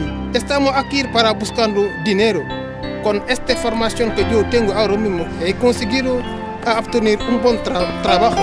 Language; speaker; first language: Spanish; non-native, fluent; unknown